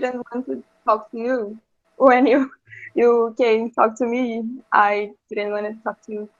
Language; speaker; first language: English; non-native, learner; Portuguese